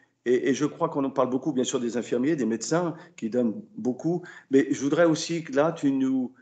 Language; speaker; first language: French; native; French